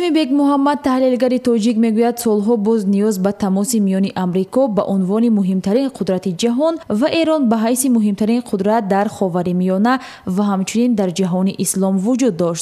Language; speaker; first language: Tajik; native; Tajik